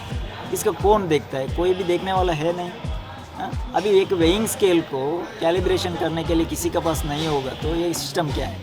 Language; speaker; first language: Hindi; non-native, local second language; Tulu